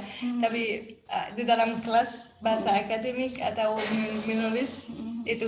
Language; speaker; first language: Indonesian; non-native, learner; Arabic